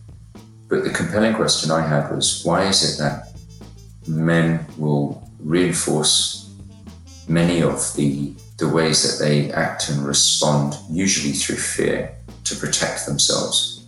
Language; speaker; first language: English; native; English